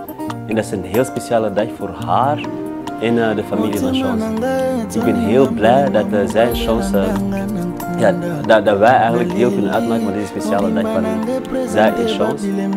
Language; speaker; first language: Dutch; early bilingual, other home language; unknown